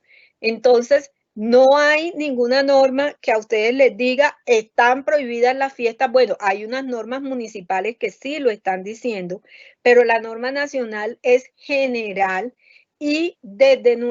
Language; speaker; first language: Spanish; native; Spanish